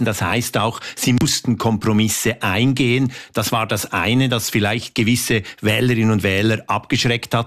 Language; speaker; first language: German; native; German